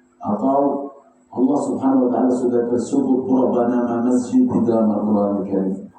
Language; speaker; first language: Malay; non-native, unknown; Arabic